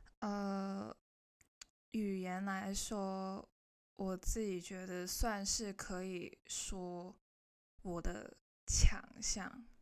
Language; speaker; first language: Chinese; non-native, local second language; Cantonese